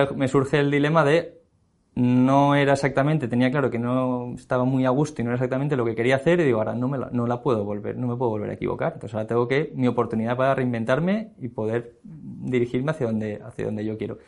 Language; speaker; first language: Spanish; native; Spanish